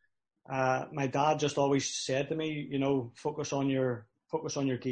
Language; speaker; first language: English; native; English